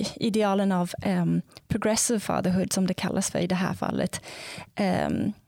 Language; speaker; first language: Swedish; non-native, fluent; English